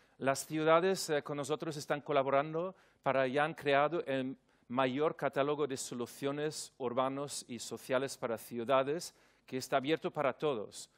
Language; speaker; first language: Spanish; non-native, fluent; German